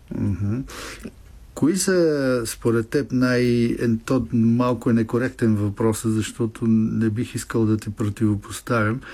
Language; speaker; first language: Bulgarian; native; Bulgarian